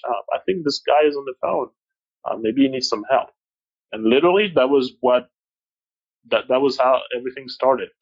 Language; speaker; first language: English; non-native, fluent; French